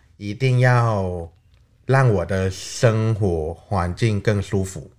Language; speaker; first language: Chinese; non-native, fluent; Thai